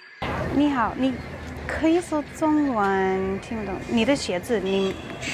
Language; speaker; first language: Chinese; non-native, learner; English